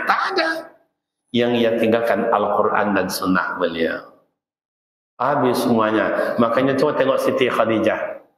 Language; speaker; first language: Malay; native; Malay